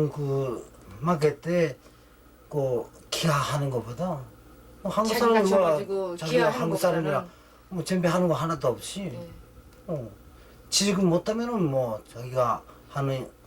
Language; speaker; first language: Korean; early bilingual, heritage; Korean